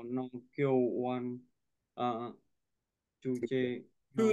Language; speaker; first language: Korean; non-native, learner; Vietnamese